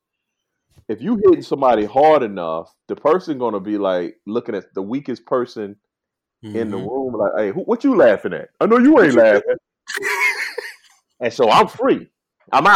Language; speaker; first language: English; native; English